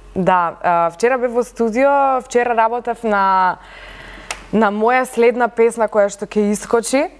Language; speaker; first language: Macedonian; native; Macedonian